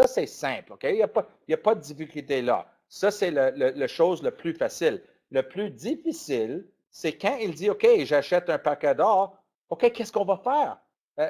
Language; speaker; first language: French; non-native, learner; English